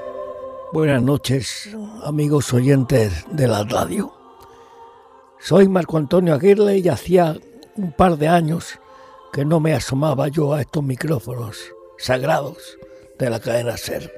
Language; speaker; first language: Spanish; native; Spanish